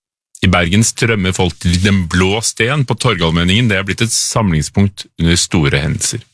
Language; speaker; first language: Norwegian; native; Norwegian